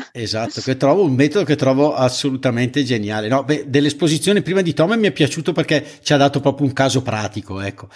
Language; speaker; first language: Italian; native; Italian